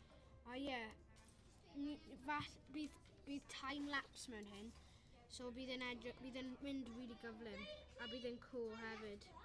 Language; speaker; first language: Welsh; non-native, local second language; English